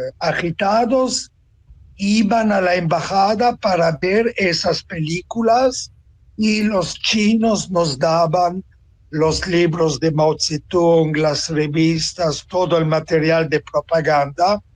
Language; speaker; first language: Spanish; non-native, fluent; Italian